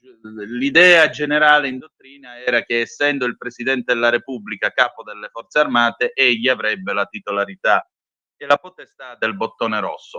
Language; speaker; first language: Italian; native; Italian